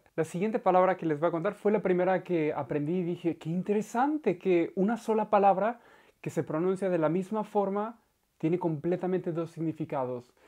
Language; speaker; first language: Spanish; native; Spanish